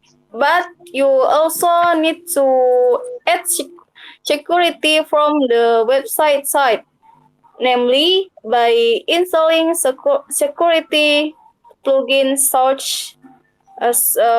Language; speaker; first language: English; non-native, learner; Indonesian